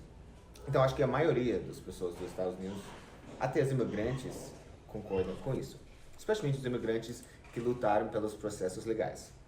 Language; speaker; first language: Portuguese; non-native, fluent; English